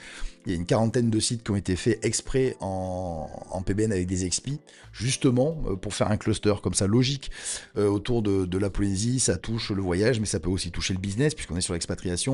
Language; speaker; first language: French; native; French